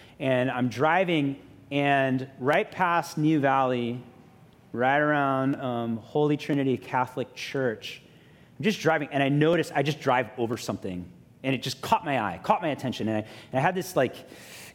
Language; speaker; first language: English; native; English